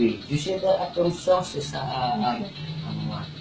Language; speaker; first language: French; non-native, learner; Indonesian